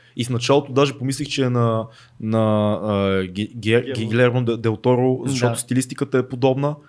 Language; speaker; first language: Bulgarian; native; Bulgarian